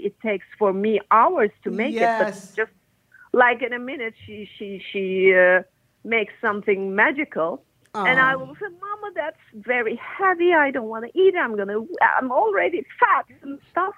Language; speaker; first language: English; non-native, learner; Turkish